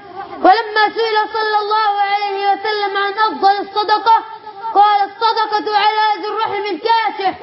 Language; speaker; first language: Arabic; native; Arabic